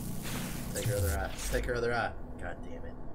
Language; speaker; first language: English; native; English